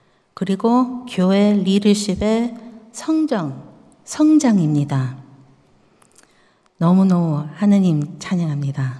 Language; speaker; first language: Korean; early bilingual, heritage; Korean